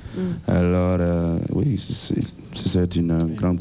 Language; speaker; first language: French; non-native, learner; English